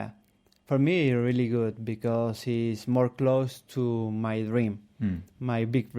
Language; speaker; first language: English; non-native, learner; Spanish